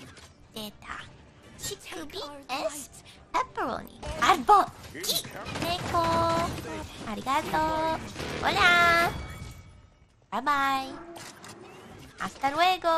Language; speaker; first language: Spanish; non-native, learner; English